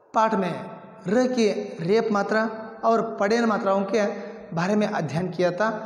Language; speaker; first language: Hindi; non-native, local second language; Kannada